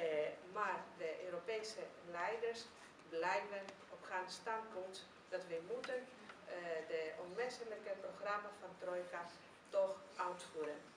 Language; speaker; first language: Dutch; non-native, fluent; Greek